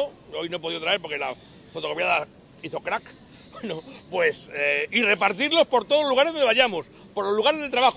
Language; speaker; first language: Spanish; native; Spanish